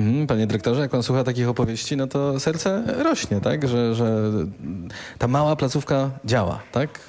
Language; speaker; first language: Polish; native; Polish